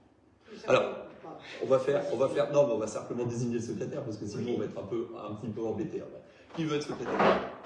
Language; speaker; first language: French; native; French